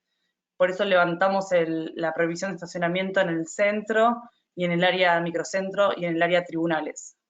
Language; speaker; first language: Spanish; native; Spanish